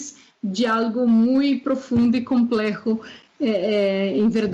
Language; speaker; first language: Spanish; non-native, fluent; Portuguese